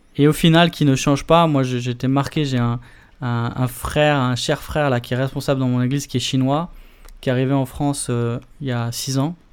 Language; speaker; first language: French; native; French